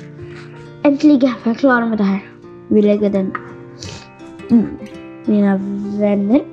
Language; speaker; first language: Swedish; non-native, fluent; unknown